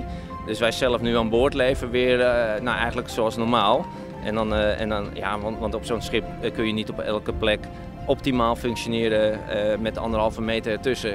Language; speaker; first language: Dutch; native; Dutch